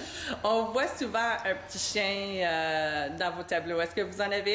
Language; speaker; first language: French; native; French